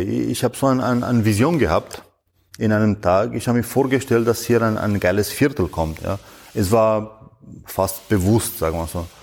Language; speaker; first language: German; non-native, fluent; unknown